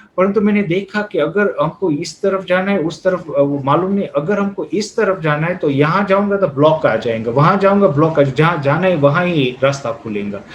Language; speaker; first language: Hindi; non-native, fluent; Gujarati